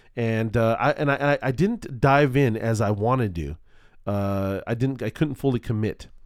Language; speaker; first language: English; native; English